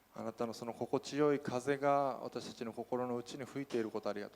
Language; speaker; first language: Japanese; native; Japanese